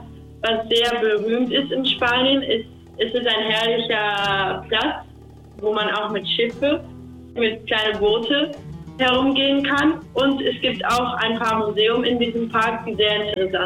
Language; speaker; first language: German; early bilingual, heritage; German